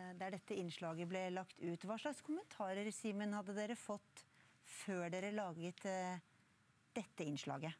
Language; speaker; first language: Norwegian; native; Norwegian